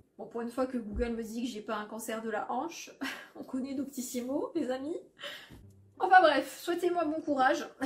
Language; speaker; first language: French; early bilingual, other home language; Polish